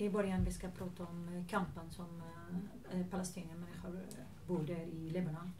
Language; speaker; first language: Swedish; non-native, fluent; Arabic